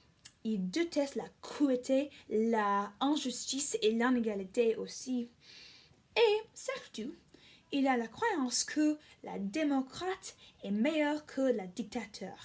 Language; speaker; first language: French; non-native, learner; English